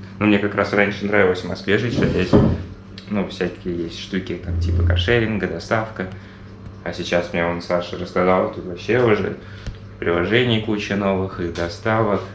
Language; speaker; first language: Russian; native; Russian